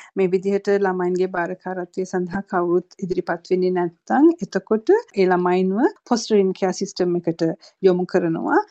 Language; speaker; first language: Sinhala; native; Sinhala